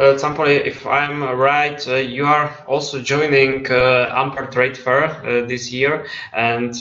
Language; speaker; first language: English; non-native, fluent; Czech